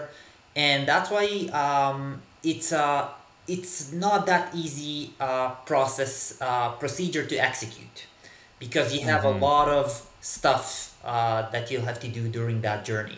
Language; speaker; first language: English; non-native, fluent; Hebrew